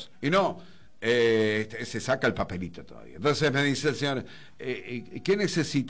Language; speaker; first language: Spanish; native; Spanish